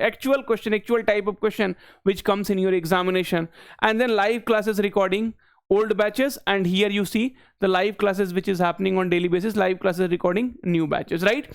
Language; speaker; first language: English; non-native, local second language; Hindi